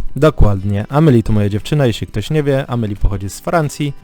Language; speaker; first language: Polish; native; Polish